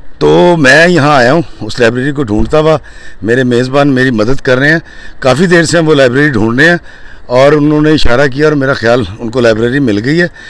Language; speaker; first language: Urdu; non-native, local second language; Punjabi